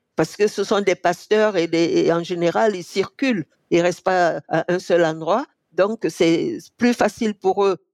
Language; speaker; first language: French; non-native, local second language; Fula